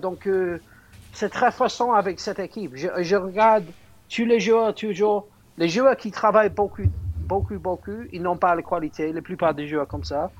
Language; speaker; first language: French; non-native, fluent; English